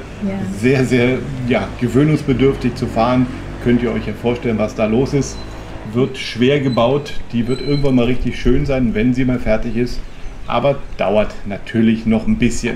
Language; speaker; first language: German; native; German